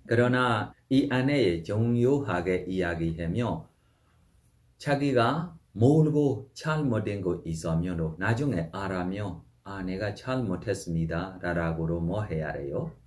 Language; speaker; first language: Korean; non-native, fluent; Burmese